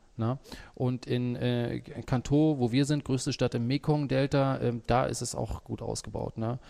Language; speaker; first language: German; native; German